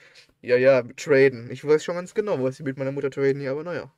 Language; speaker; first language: German; native; German